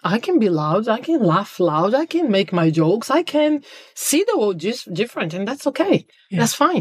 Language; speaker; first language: English; non-native, fluent; Portuguese